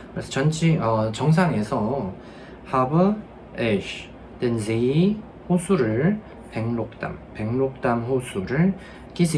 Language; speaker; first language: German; non-native, fluent; Korean